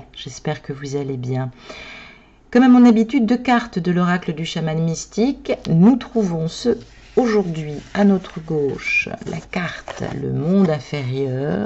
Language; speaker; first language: French; native; French